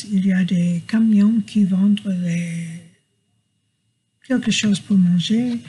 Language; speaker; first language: French; non-native, learner; English